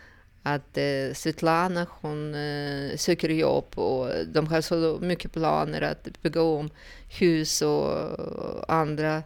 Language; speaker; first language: Swedish; non-native, fluent; Russian